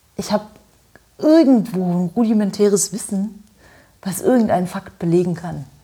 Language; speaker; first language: German; native; German